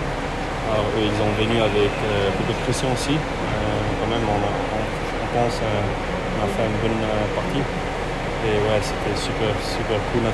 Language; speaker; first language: French; non-native, learner; German